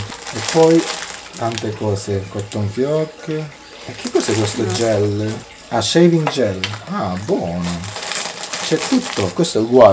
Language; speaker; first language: Italian; non-native, learner; Japanese